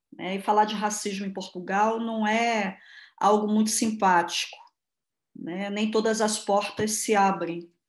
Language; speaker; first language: Portuguese; native; Portuguese